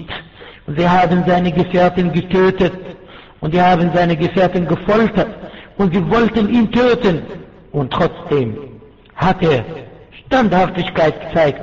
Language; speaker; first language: German; non-native, fluent; Arabic